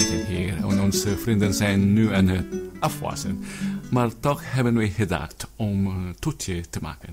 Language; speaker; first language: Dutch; non-native, learner; Filipino